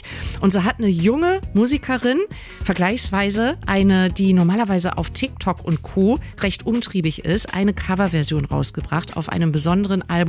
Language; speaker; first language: German; native; German